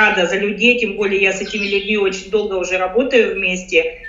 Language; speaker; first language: Russian; native; Russian